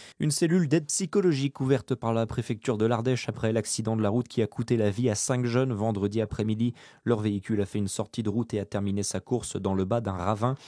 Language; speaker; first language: French; native; French